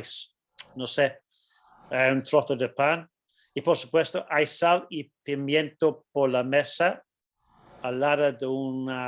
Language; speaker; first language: Spanish; non-native, fluent; English